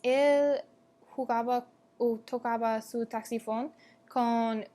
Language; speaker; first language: Spanish; non-native, learner; English